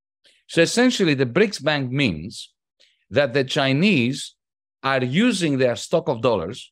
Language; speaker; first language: English; non-native, fluent; Greek